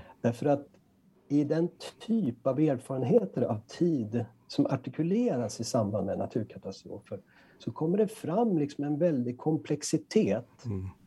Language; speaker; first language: Swedish; native; Swedish